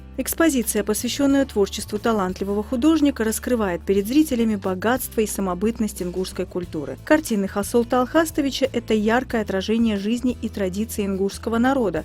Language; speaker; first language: Russian; non-native, local second language; Ingush